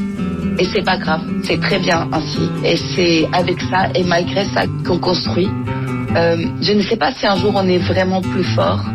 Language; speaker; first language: French; non-native, fluent; Greek